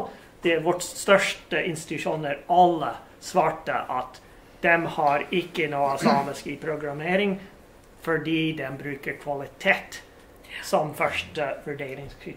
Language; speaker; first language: Norwegian; non-native, fluent; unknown